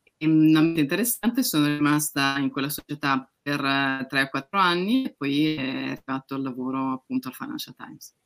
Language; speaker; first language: Italian; native; Italian